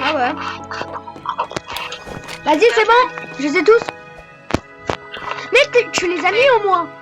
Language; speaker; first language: French; native; French